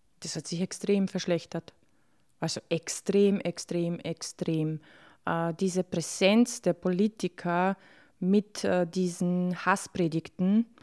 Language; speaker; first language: German; early bilingual, other home language; Bosnian